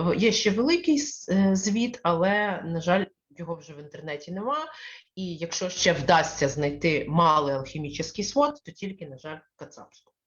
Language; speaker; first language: Ukrainian; non-native, local second language; Russian